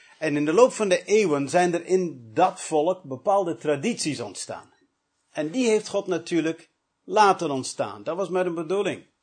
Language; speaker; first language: Dutch; early bilingual, other home language; English